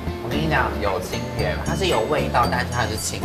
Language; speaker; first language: Chinese; native; Chinese